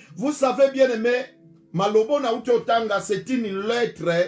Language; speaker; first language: French; non-native, local second language; Lingala